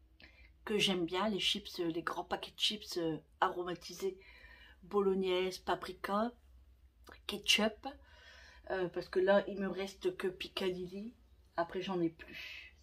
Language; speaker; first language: French; native; French